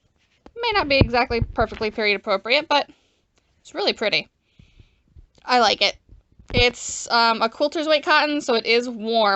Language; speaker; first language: English; native; English